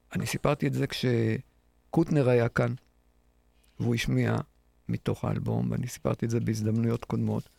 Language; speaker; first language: Hebrew; native; Hebrew